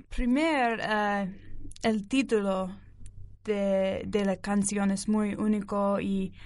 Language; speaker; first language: Spanish; non-native, learner; English